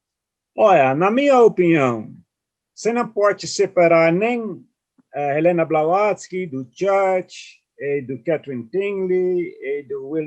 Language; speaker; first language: Portuguese; non-native, fluent; Dutch